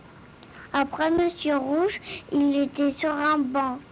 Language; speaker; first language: French; early bilingual, other home language; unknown